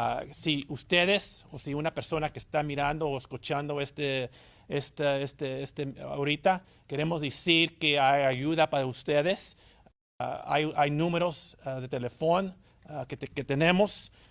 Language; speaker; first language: Spanish; early bilingual, heritage; English